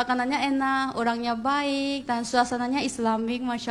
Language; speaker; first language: Indonesian; non-native, fluent; Korean